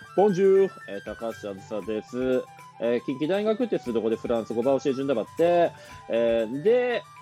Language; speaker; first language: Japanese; native; Japanese